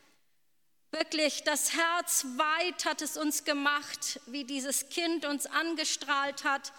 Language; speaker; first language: German; native; German